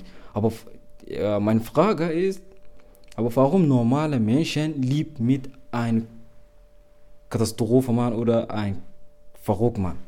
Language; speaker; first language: German; non-native, learner; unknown